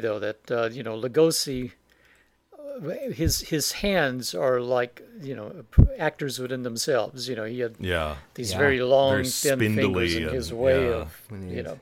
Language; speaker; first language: English; native; English